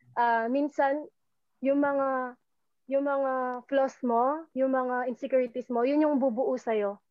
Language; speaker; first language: Filipino; non-native, local second language; Pampanga